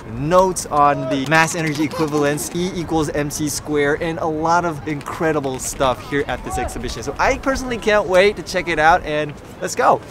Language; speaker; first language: English; early bilingual, other home language; Chinese